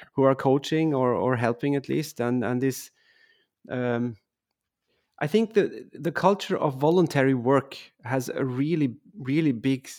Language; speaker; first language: English; non-native, fluent; German